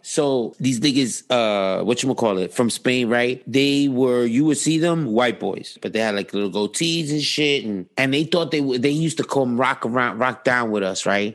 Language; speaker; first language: English; early bilingual, other home language; Spanish